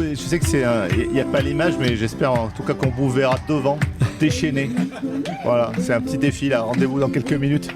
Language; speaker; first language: French; native; French